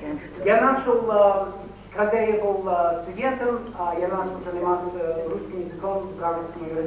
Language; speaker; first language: Russian; non-native, fluent; English